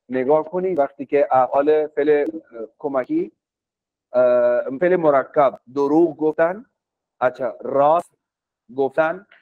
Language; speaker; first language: Persian; non-native, fluent; Urdu